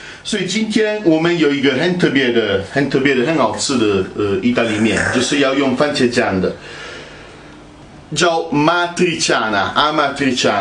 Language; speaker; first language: Chinese; non-native, fluent; Italian